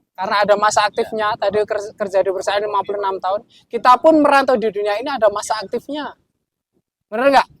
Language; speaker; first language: Indonesian; non-native, local second language; Sundanese